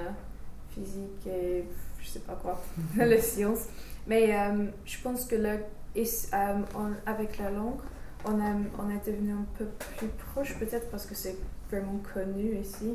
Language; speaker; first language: French; non-native, learner; English